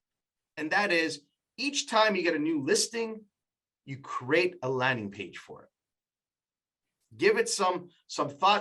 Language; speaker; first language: English; native; English